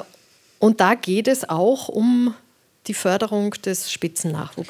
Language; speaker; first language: German; native; German